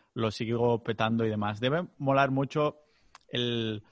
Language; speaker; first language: Spanish; non-native, local second language; Catalan